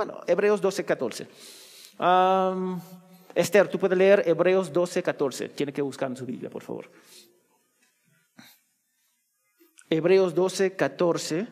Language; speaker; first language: Spanish; early bilingual, heritage; Spanish